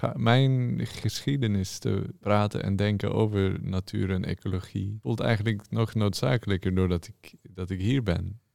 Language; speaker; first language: Dutch; non-native, fluent; Norwegian